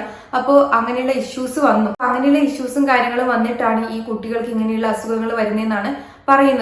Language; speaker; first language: Malayalam; native; Malayalam